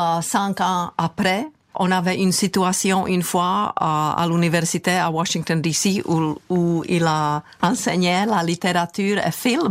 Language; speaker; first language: French; non-native, fluent; Czech